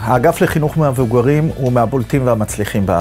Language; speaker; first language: Hebrew; native; Hebrew